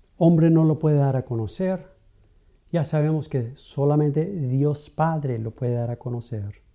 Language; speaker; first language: Spanish; non-native, fluent; English